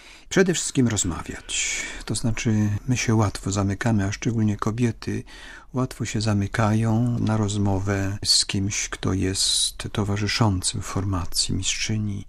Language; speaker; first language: Polish; native; Polish